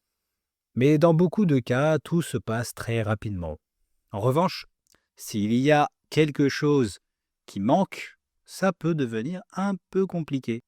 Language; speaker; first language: French; native; French